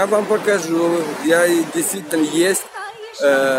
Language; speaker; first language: Russian; non-native, local second language; Romanian